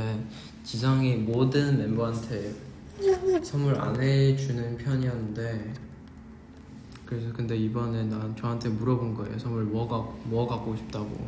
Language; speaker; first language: Korean; non-native, fluent; Chinese